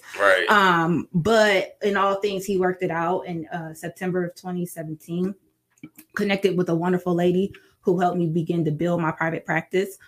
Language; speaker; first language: English; native; English